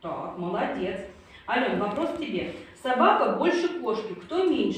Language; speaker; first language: Russian; native; Russian